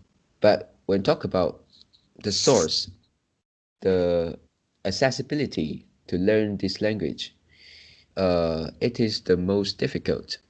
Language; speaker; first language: English; non-native, local second language; Chinese